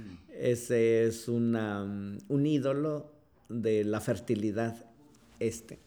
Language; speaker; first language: Spanish; non-native, local second language; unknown